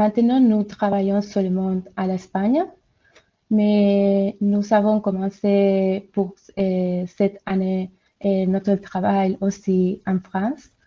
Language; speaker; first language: French; non-native, learner; Spanish